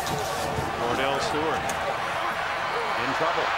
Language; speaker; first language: English; native; English